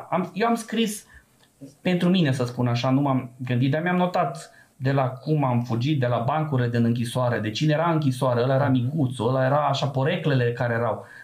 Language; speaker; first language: Romanian; non-native, local second language; Serbian